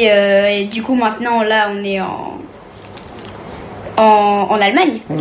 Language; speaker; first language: French; early bilingual, heritage; French